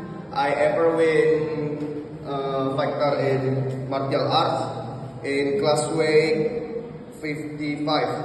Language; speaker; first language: English; non-native, learner; Indonesian